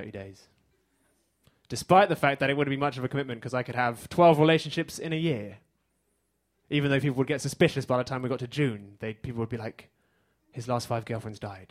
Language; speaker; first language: English; native; English